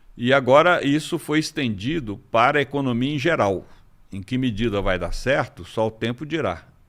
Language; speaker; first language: Portuguese; native; Portuguese